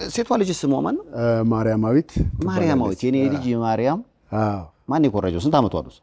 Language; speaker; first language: Amharic; native; Amharic